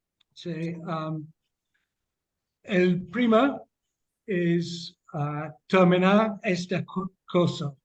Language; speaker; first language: Spanish; non-native, learner; English